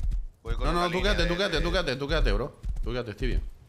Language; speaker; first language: Spanish; native; Spanish